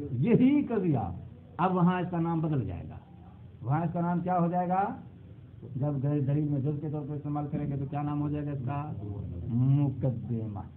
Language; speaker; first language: Urdu; non-native, local second language; Punjabi